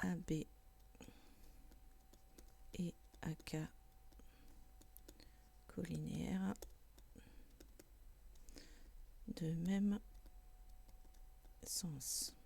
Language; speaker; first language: French; native; French